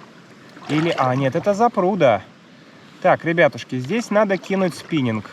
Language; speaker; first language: Russian; native; Russian